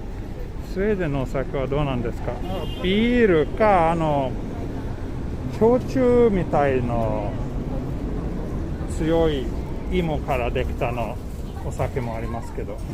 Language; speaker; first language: Japanese; non-native, fluent; Swedish